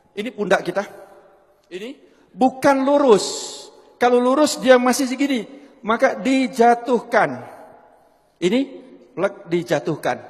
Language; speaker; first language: Indonesian; native; Indonesian